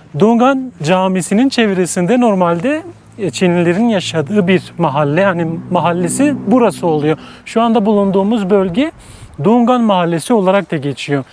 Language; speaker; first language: Turkish; native; Turkish